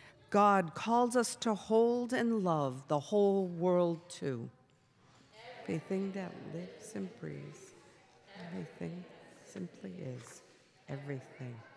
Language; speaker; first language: English; native; English